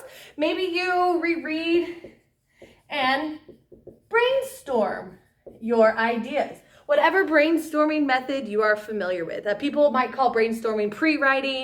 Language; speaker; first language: English; native; English